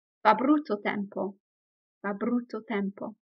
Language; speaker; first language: Italian; non-native, fluent; English